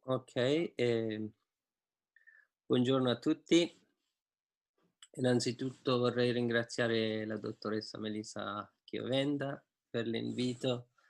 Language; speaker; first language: Italian; non-native, fluent; Persian